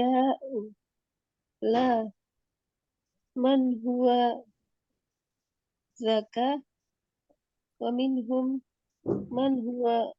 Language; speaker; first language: Arabic; non-native, learner; Indonesian